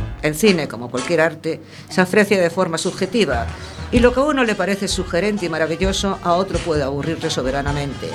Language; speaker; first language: Spanish; native; Spanish